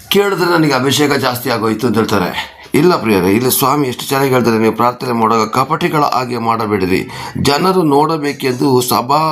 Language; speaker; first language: Kannada; non-native, local second language; Kodava